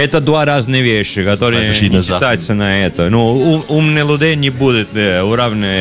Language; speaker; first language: Russian; non-native, learner; Italian